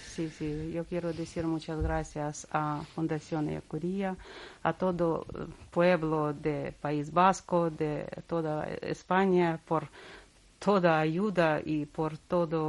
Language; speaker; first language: Spanish; non-native, learner; Russian